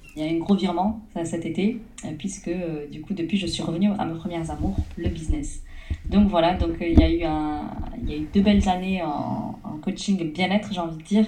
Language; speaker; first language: French; early bilingual, other home language; Arabic